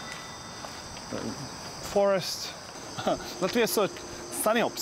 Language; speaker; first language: Korean; non-native, learner; Latvian